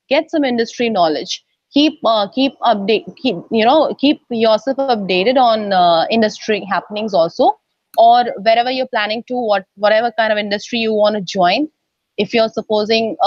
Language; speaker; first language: English; non-native, local second language; Odia